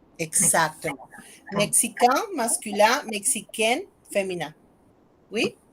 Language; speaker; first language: French; non-native, fluent; Spanish